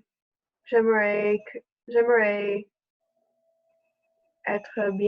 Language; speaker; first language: French; non-native, learner; English